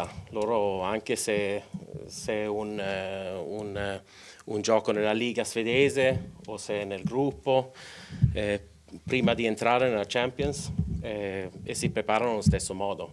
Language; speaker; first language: Italian; non-native, local second language; Swedish